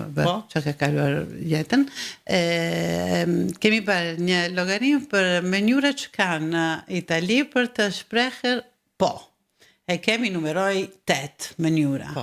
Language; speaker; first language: Albanian; early bilingual, heritage; Albanian